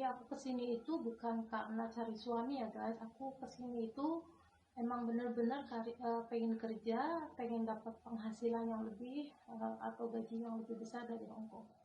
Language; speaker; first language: Indonesian; non-native, local second language; Javanese